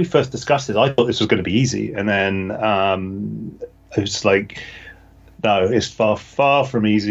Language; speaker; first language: English; native; English